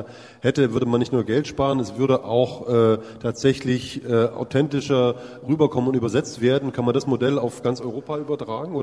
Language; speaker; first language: German; native; German